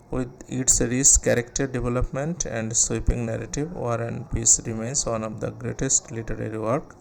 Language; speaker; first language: English; non-native, local second language; Bangla